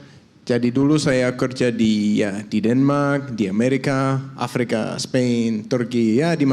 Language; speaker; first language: Indonesian; non-native, learner; Danish